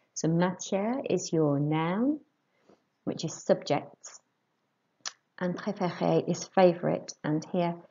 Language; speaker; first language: English; native; English